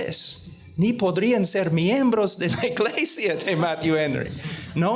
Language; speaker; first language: Spanish; non-native, fluent; English